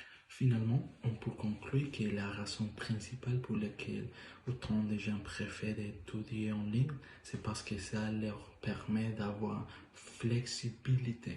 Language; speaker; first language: French; non-native, learner; Spanish